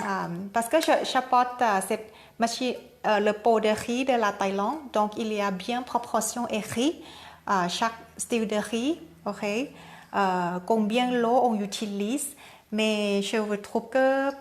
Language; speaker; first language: French; non-native, learner; Thai